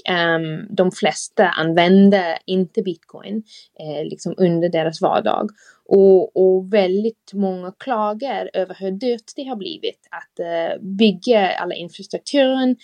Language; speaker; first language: Swedish; non-native, fluent; English